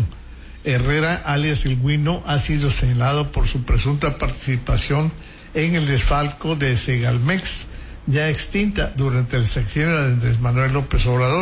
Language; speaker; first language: Spanish; native; Spanish